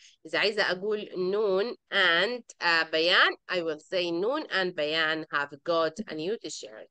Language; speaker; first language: Arabic; native; Arabic